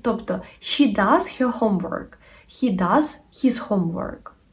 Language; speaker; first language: English; non-native, fluent; Ukrainian